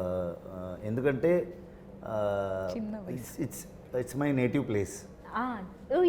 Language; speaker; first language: Telugu; non-native, learner; Kannada